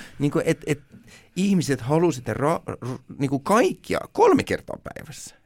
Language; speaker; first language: Finnish; early bilingual, other home language; Persian